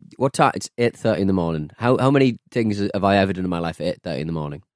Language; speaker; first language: English; native; English